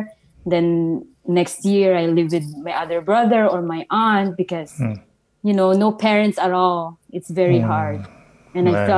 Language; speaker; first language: English; non-native, local second language; Filipino